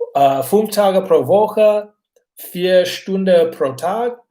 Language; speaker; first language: German; non-native, learner; English